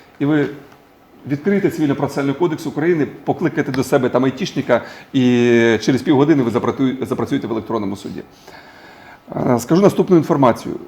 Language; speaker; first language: Ukrainian; non-native, local second language; Russian